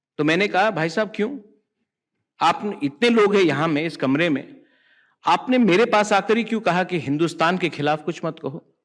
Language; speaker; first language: Hindi; non-native, local second language; Kok Borok